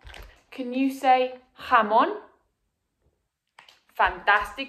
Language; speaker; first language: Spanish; non-native, fluent; English